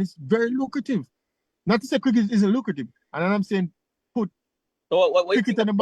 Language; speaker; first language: English; native; English